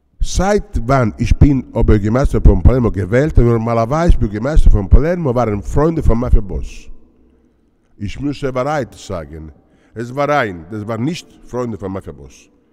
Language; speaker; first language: German; non-native, fluent; Italian